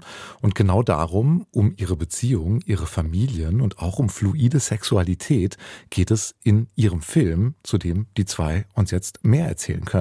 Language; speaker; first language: German; native; German